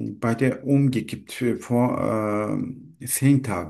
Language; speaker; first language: German; non-native, learner; Turkish